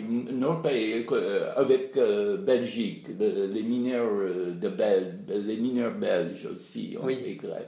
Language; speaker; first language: French; non-native, fluent; English